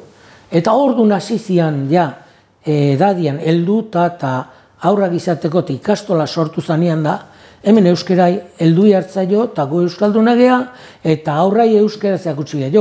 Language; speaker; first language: Basque; native; Basque